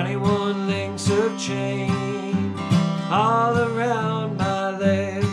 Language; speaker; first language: English; native; English